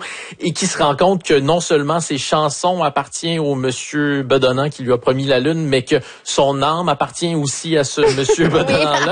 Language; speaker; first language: French; native; French